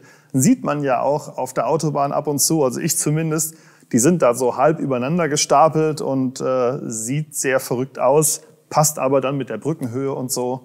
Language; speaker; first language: German; native; German